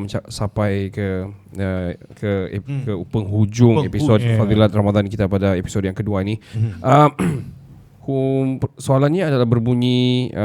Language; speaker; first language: Malay; native; Malay